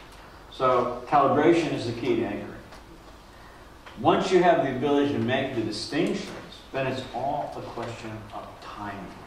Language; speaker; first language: English; native; English